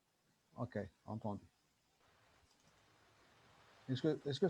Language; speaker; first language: French; non-native, learner; Turkish